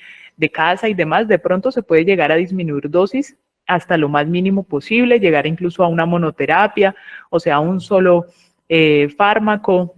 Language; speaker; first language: Spanish; native; Spanish